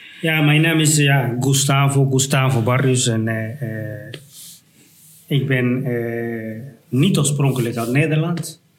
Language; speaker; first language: Dutch; non-native, fluent; Spanish